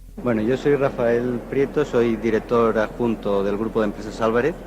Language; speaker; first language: Spanish; native; Spanish